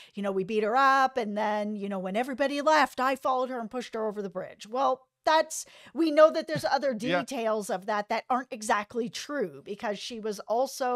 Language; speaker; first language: English; native; English